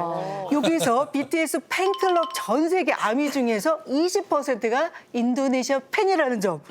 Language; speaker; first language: Korean; native; Korean